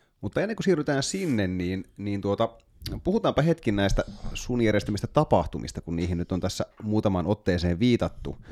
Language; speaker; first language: Finnish; native; Finnish